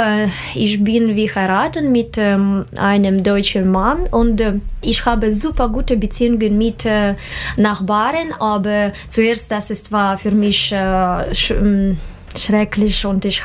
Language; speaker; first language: German; non-native, learner; Russian